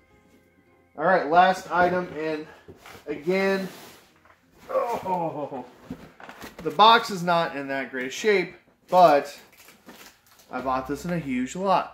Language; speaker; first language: English; native; English